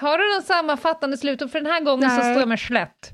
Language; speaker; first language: Swedish; native; Swedish